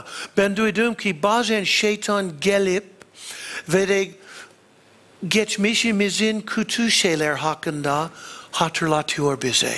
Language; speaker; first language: Turkish; non-native, fluent; English